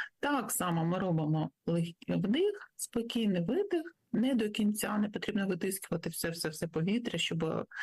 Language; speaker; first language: Ukrainian; native; Ukrainian